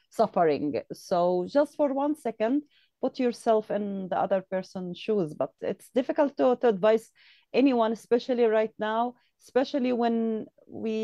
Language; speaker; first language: English; non-native, fluent; Arabic